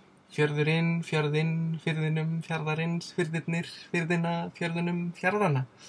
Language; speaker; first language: Icelandic; non-native, fluent; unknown